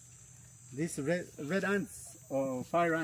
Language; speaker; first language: English; non-native, fluent; Spanish